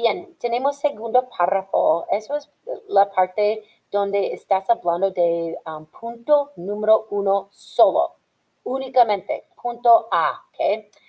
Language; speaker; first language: Spanish; non-native, fluent; English